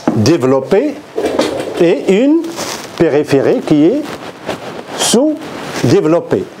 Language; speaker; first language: French; non-native, local second language; Arabic